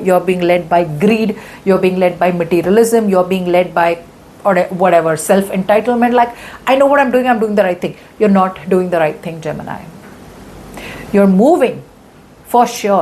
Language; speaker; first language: English; non-native, local second language; Hindi